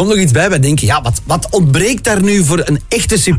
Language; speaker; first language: Dutch; native; Dutch